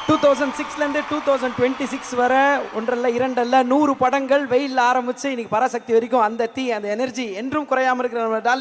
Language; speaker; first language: Tamil; native; Tamil